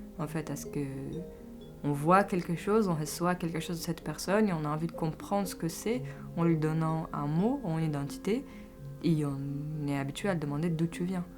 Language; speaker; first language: French; early bilingual, other home language; Portuguese